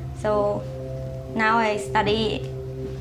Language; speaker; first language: English; non-native, learner; Khmer